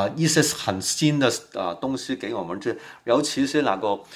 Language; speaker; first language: Chinese; non-native, local second language; Cantonese